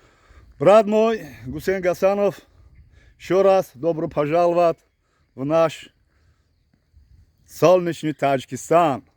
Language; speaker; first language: Russian; non-native, learner; Tajik